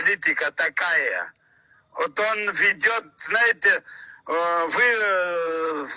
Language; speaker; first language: Russian; non-native, local second language; Abkhazian